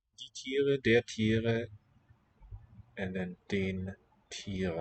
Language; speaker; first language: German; non-native, learner; English